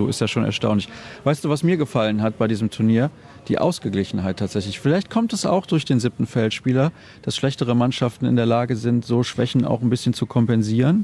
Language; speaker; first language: German; native; German